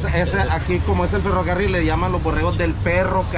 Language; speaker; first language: Spanish; native; Spanish